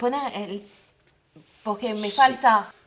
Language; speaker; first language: Spanish; non-native, learner; French